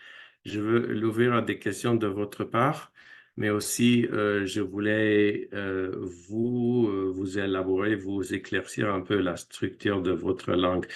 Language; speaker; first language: French; non-native, fluent; English